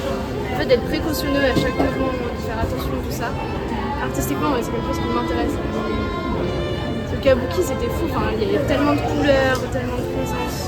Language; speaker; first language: French; native; French